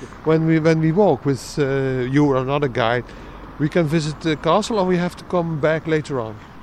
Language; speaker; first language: English; non-native, fluent; Dutch